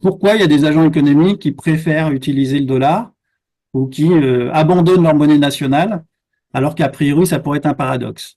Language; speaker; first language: French; native; French